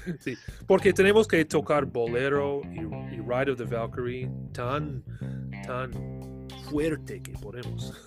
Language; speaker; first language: Spanish; non-native, learner; English